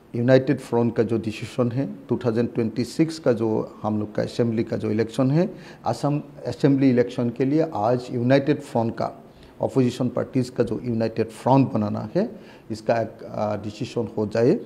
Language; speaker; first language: Hindi; non-native, local second language; Assamese